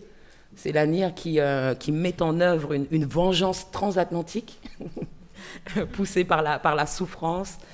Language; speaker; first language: French; native; French